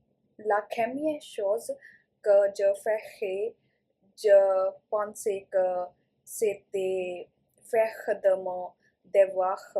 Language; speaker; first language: French; non-native, learner; Punjabi